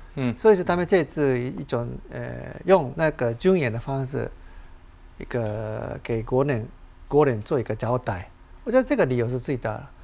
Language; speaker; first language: Chinese; non-native, fluent; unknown